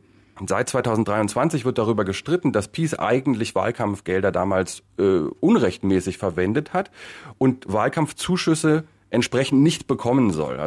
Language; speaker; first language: German; native; German